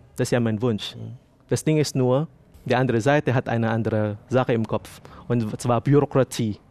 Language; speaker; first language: German; non-native, fluent; Filipino